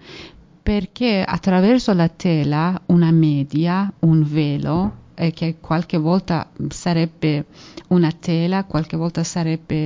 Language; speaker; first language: Italian; non-native, fluent; Persian